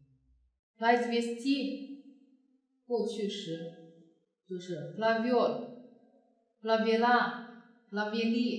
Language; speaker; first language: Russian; non-native, fluent; Chinese